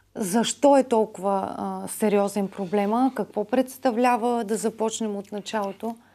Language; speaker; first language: Bulgarian; native; Bulgarian